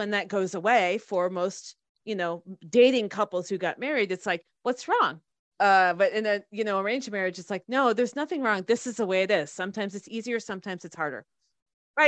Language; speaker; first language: English; native; English